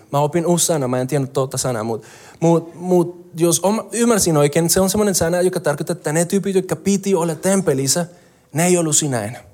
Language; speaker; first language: Finnish; non-native, fluent; Spanish